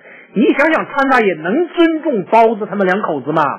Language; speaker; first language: Chinese; native; Chinese